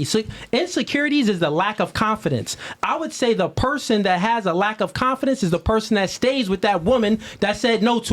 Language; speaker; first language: English; native; English